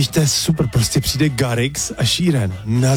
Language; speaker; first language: Czech; native; Czech